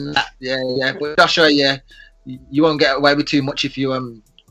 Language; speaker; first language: English; native; English